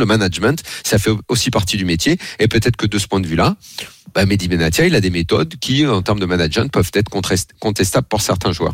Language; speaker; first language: French; native; French